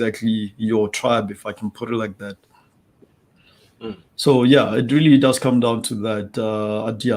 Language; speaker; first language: English; non-native, local second language; Tswana